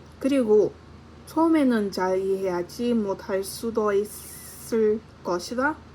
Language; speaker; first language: Korean; non-native, learner; English